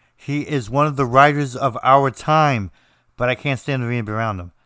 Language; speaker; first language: English; native; English